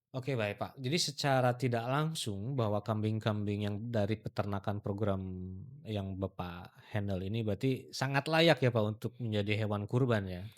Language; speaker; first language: Indonesian; native; Indonesian